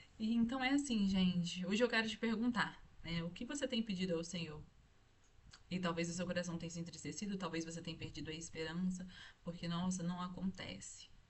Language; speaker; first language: Portuguese; native; Portuguese